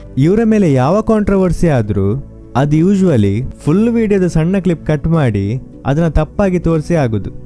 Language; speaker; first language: Kannada; native; Kannada